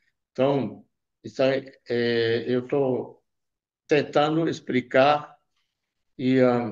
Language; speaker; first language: Portuguese; non-native, local second language; Yanomámi